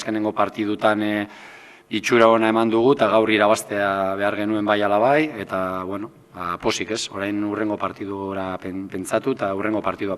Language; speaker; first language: Basque; native; Basque